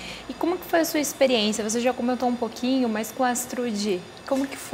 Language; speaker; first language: Portuguese; native; Portuguese